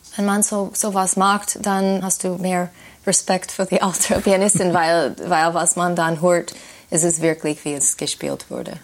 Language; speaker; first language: German; non-native, fluent; English